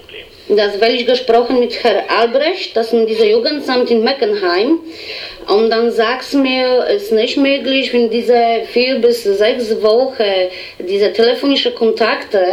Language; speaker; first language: German; non-native, learner; Polish